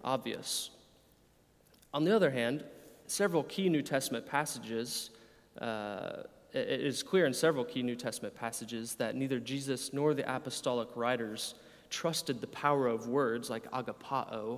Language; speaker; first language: English; native; English